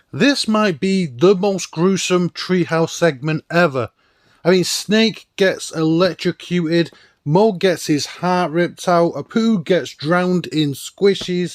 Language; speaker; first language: English; native; English